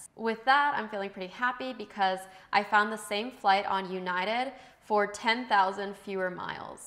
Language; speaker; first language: English; native; English